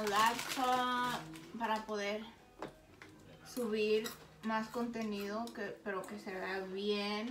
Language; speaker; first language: Spanish; early bilingual, heritage; Spanish